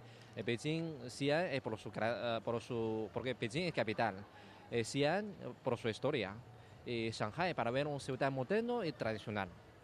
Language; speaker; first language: Spanish; non-native, learner; Chinese